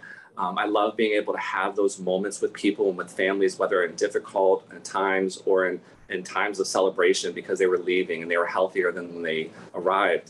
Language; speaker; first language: English; native; English